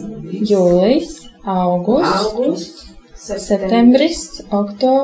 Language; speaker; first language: Latvian; non-native, local second language; Russian